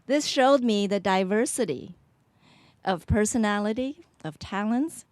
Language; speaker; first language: English; early bilingual, other home language; Chinese